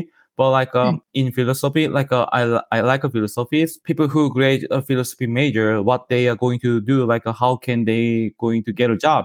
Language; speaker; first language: English; non-native, learner; Korean